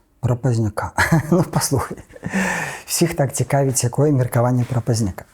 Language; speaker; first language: Belarusian; non-native, local second language; Russian